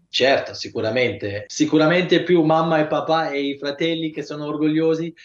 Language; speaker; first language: Italian; early bilingual, heritage; Italian